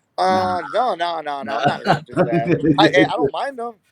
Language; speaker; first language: English; native; English